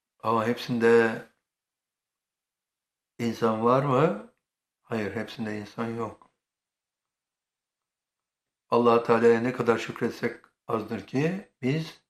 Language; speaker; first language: Turkish; native; Turkish